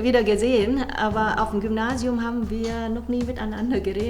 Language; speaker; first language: German; non-native, fluent; Vietnamese